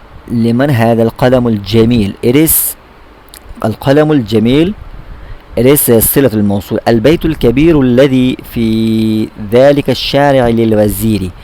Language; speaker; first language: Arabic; non-native, fluent; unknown